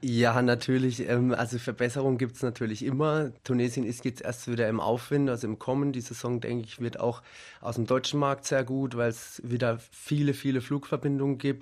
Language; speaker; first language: German; native; German